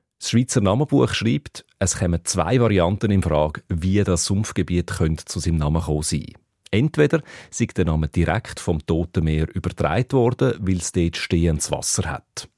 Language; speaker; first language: German; native; German